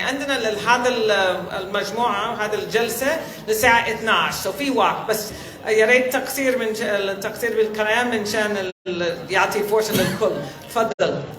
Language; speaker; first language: Arabic; early bilingual, heritage; Arabic